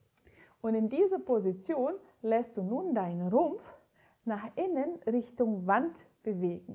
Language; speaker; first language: German; native; German